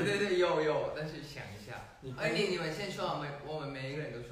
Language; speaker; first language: Chinese; non-native, fluent; Thai